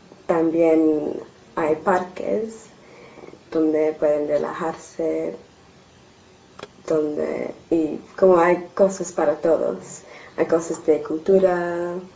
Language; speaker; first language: Spanish; non-native, learner; English